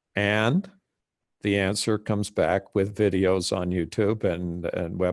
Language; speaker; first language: English; native; English